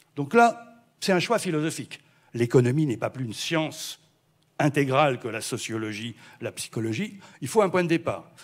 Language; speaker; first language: French; native; French